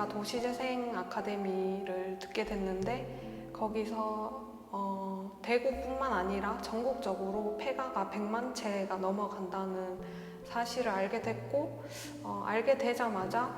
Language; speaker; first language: Korean; native; Korean